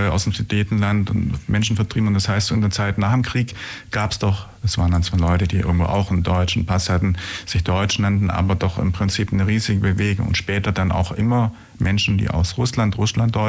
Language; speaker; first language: German; native; German